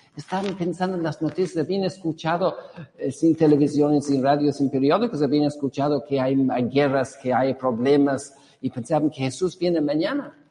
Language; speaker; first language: Spanish; non-native, fluent; English